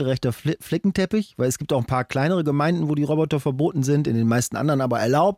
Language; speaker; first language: German; native; German